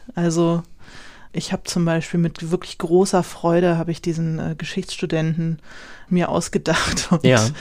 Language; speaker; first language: German; native; German